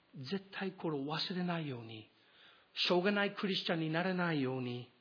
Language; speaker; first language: Japanese; non-native, fluent; English